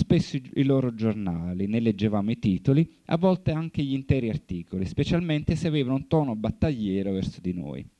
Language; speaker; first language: Italian; native; Italian